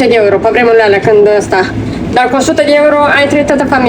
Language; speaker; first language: Romanian; non-native, fluent; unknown